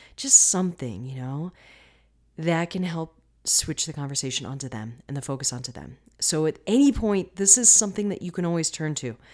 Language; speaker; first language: English; native; English